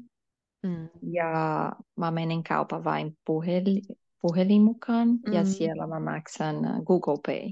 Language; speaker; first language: Finnish; non-native, learner; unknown